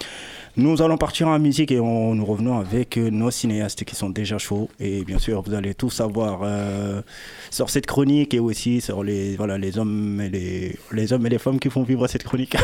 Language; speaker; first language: French; native; French